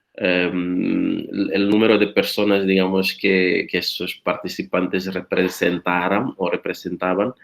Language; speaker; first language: Spanish; non-native, fluent; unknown